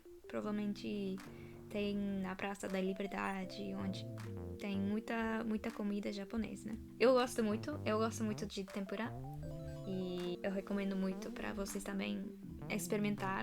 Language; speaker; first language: Portuguese; non-native, fluent; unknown